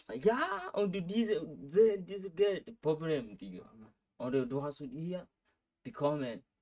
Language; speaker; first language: German; non-native, learner; Swahili